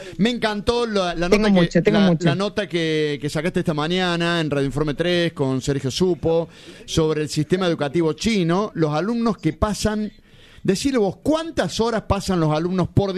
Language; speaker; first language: Spanish; native; Spanish